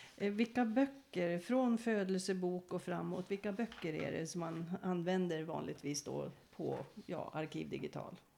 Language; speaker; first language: Swedish; native; Swedish